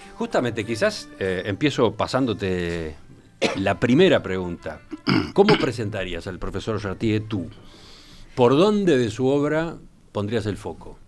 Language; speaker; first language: Spanish; native; Spanish